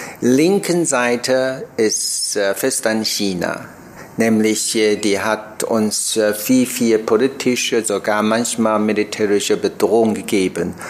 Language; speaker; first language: German; non-native, learner; Chinese